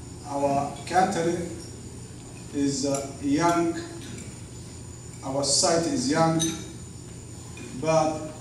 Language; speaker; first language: English; non-native, learner; Somali